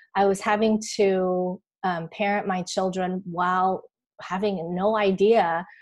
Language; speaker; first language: English; early bilingual, other home language; Chinese